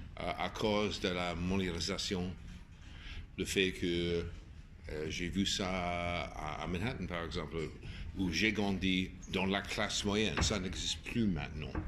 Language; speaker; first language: French; non-native, fluent; English